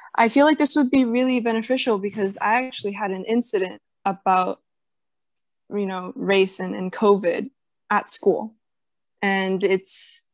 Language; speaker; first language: English; early bilingual, other home language; Chinese